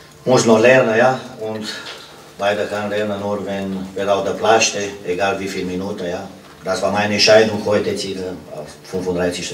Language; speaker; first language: German; non-native, fluent; Romanian